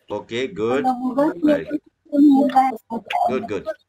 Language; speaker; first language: English; non-native, learner; Marathi